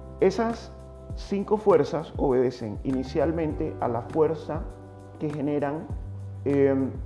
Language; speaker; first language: Spanish; native; Spanish